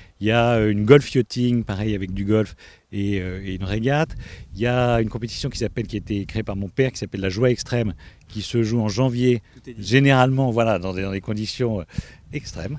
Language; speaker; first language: French; native; French